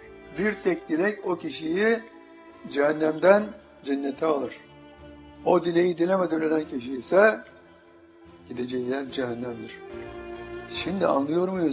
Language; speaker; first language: Turkish; native; Turkish